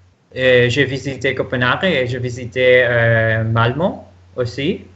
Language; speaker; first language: French; non-native, learner; Spanish